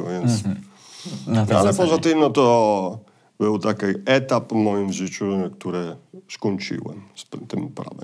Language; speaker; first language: Polish; non-native, fluent; Italian